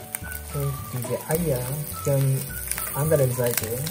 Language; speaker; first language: German; non-native, learner; Japanese